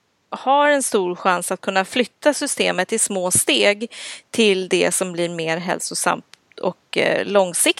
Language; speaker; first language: Swedish; native; Swedish